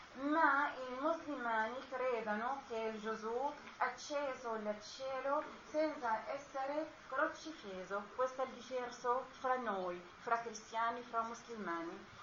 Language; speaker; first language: Italian; non-native, learner; Arabic